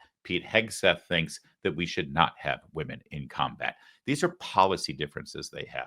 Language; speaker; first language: English; native; English